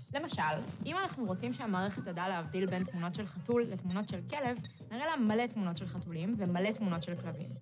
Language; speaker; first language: Hebrew; early bilingual, other home language; Russian